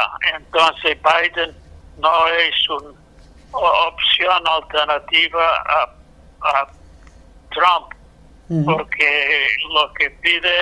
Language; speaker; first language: Spanish; non-native, fluent; English